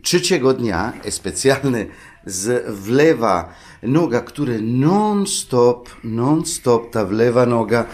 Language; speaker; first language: Polish; non-native, learner; Italian